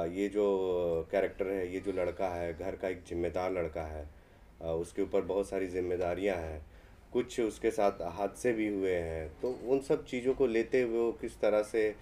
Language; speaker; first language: Hindi; native; Hindi